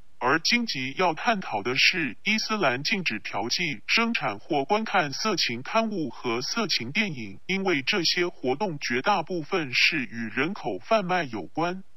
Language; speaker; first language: Chinese; non-native, local second language; Cantonese